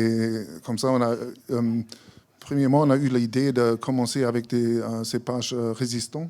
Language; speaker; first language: French; non-native, fluent; German